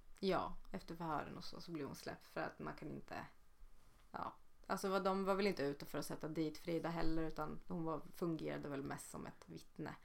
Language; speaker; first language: Swedish; native; Swedish